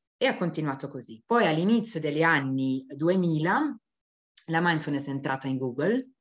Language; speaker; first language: Italian; native; Italian